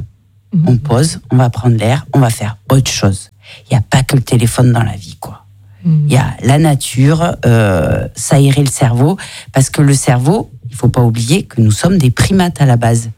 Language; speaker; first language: French; native; French